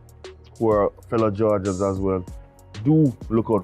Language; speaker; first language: English; native; English